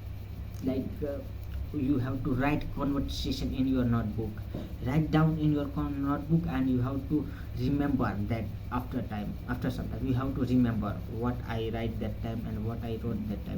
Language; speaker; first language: English; non-native, learner; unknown